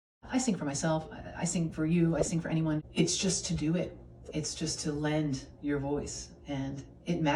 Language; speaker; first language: English; native; English